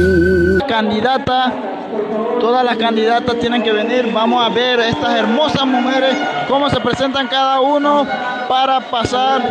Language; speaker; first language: Spanish; non-native, local second language; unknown